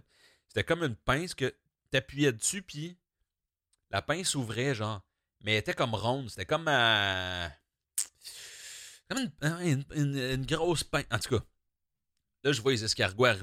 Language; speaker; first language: French; native; French